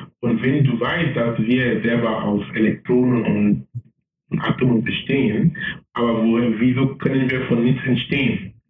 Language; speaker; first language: German; non-native, fluent; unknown